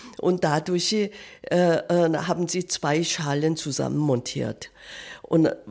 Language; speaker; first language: German; non-native, learner; Korean